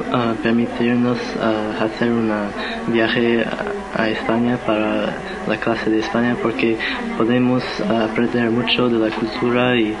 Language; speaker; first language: Spanish; non-native, learner; English